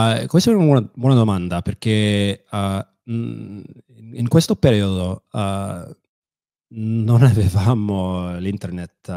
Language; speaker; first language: Italian; non-native, fluent; English